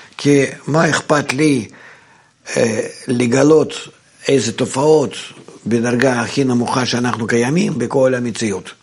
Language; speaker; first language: Hebrew; non-native, fluent; Russian